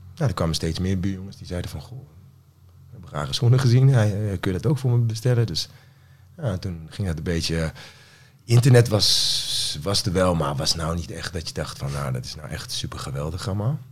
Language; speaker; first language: Dutch; native; Dutch